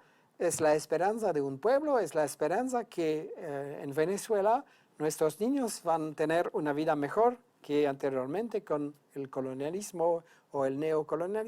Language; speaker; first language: Spanish; non-native, fluent; French